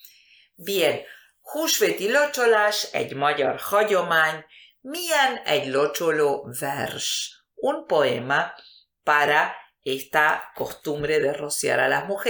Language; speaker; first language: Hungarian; early bilingual, heritage; Hungarian